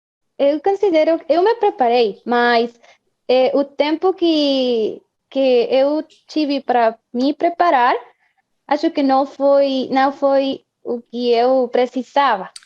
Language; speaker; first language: Portuguese; non-native, fluent; Spanish